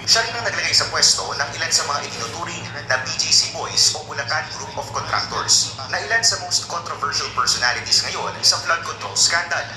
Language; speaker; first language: Filipino; native; Filipino